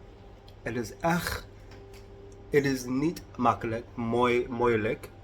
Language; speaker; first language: Dutch; non-native, learner; English